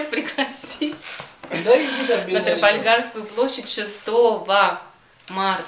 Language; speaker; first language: Russian; native; Russian